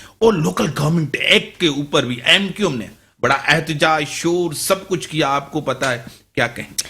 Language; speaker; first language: Urdu; native; Urdu